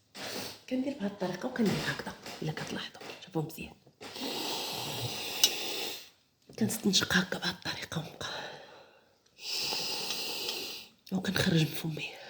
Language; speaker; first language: Arabic; native; Arabic